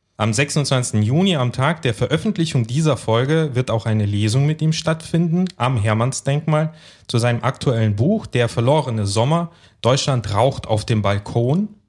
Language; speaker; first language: German; early bilingual, other home language; Russian